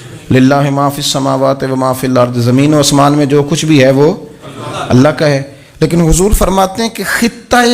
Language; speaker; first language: Urdu; native; Urdu